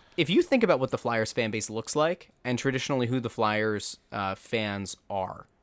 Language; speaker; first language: English; native; English